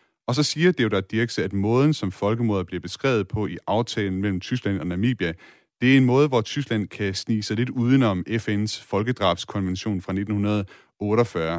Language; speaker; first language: Danish; native; Danish